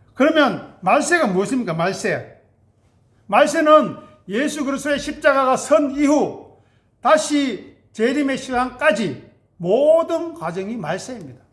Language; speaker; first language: Korean; native; Korean